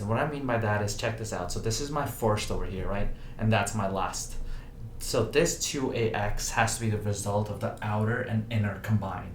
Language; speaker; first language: English; native; English